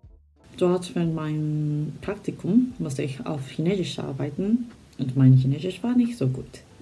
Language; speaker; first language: German; non-native, fluent; Korean